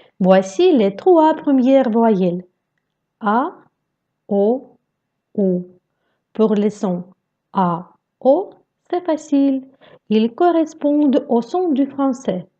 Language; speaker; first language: French; non-native, fluent; Russian